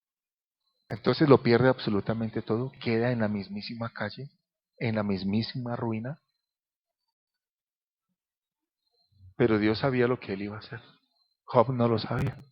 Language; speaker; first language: Spanish; native; Spanish